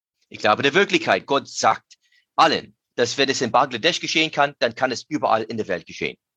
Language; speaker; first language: German; native; German